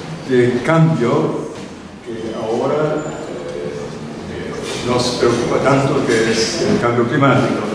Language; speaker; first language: Spanish; non-native, fluent; German